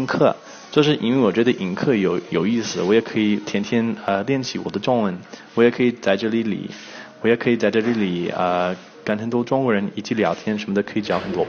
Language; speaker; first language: Chinese; non-native, learner; English